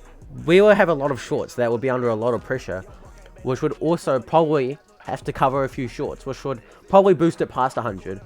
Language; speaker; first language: English; native; English